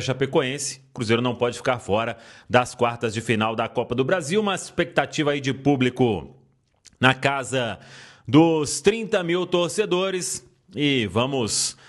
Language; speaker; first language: Portuguese; native; Portuguese